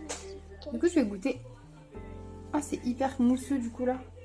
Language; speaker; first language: French; native; French